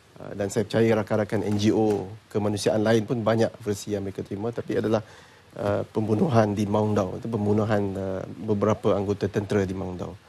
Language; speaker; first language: Malay; native; Malay